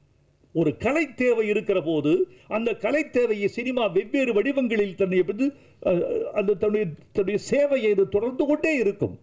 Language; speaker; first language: Tamil; native; Tamil